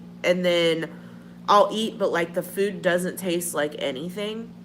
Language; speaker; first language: English; native; English